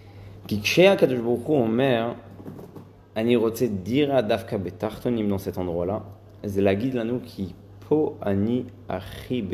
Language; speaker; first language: Hebrew; non-native, fluent; French